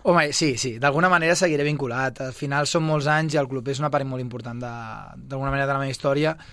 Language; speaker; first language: Catalan; early bilingual, other home language; Bosnian